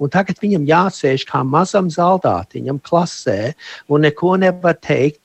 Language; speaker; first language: Latvian; early bilingual, heritage; Latvian